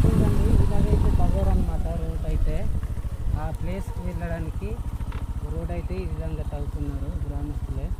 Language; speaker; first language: Telugu; non-native, local second language; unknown